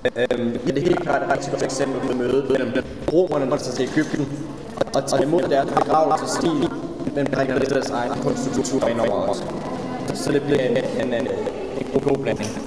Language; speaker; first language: Danish; native; Danish